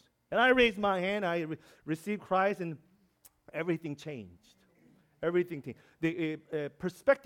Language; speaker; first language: English; non-native, learner; Korean